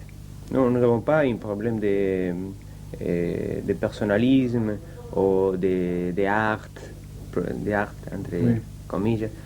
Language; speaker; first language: French; non-native, learner; Spanish